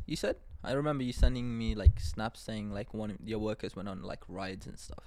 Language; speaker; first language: English; non-native, local second language; Sinhala